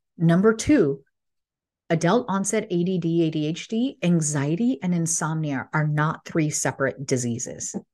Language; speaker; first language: English; early bilingual, other home language; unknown